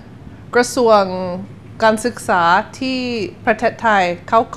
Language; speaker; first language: Thai; non-native, learner; English